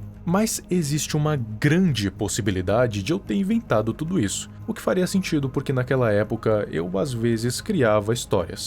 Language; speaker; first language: Portuguese; native; Portuguese